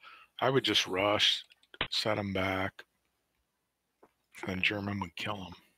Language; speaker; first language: English; native; English